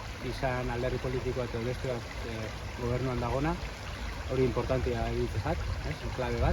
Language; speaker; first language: Basque; native; Basque